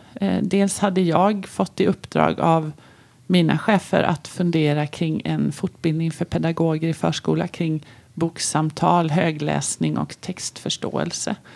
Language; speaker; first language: Swedish; native; Swedish